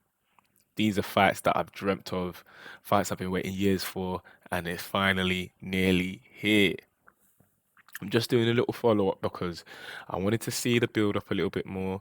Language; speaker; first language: English; native; English